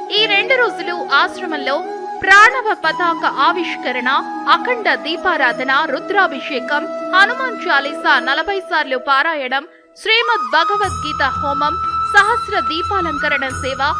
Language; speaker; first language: Telugu; native; Telugu